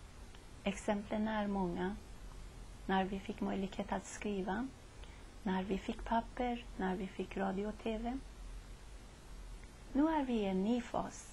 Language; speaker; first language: Swedish; non-native, fluent; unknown